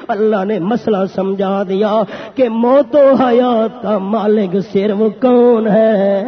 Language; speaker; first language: Urdu; non-native, local second language; Pashto